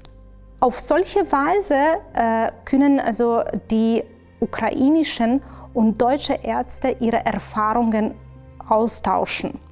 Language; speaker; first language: German; non-native, fluent; Ukrainian